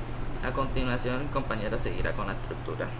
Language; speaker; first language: Spanish; native; Spanish